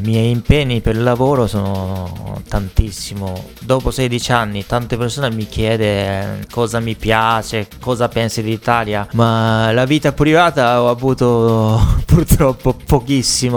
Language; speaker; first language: Italian; non-native, learner; Japanese